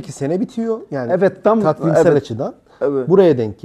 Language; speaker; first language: Turkish; native; Turkish